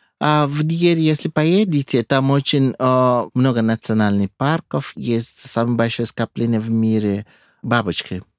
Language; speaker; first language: Russian; non-native, fluent; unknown